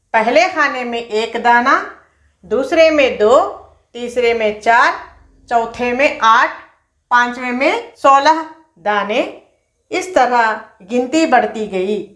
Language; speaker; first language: Hindi; non-native, local second language; Telugu